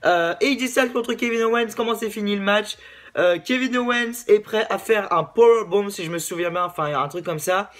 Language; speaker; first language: French; native; French